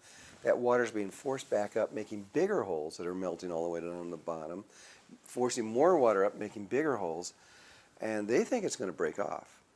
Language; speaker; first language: English; native; English